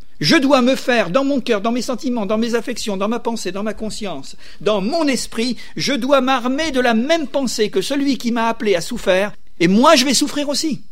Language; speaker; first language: French; native; French